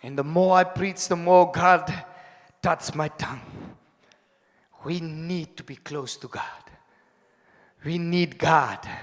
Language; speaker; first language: English; non-native, local second language; Afrikaans